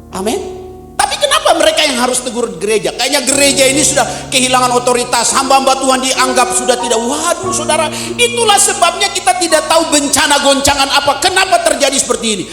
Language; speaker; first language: Indonesian; native; Indonesian